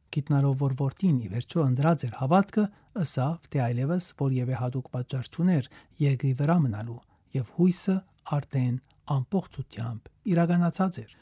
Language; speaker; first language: Armenian; early bilingual, heritage; Armenian